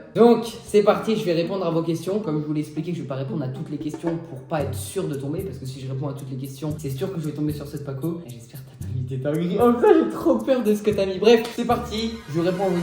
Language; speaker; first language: French; native; French